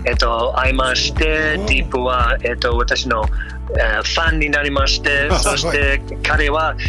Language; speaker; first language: Japanese; non-native, learner; English